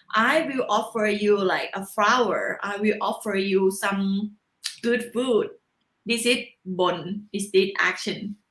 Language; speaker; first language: English; non-native, learner; Thai